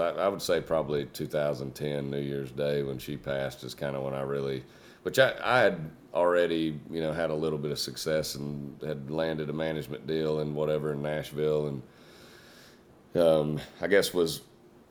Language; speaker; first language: English; native; English